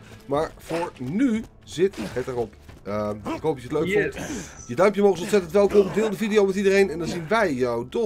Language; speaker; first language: Dutch; native; Dutch